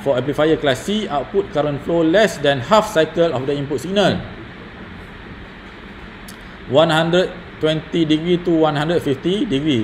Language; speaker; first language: English; non-native, local second language; Malay